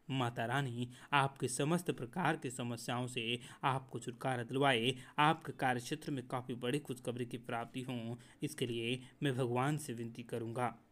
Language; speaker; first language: Hindi; native; Hindi